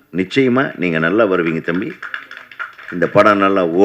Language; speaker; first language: Tamil; native; Tamil